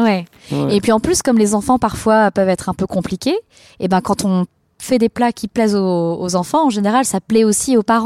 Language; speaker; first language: French; native; French